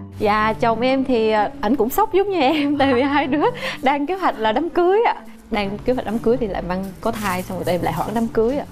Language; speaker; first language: Vietnamese; native; Vietnamese